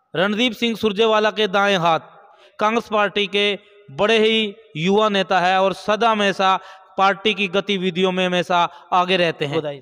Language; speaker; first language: Hindi; native; Hindi